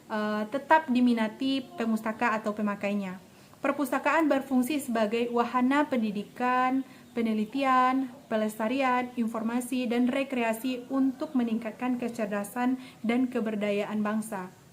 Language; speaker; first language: Indonesian; native; Indonesian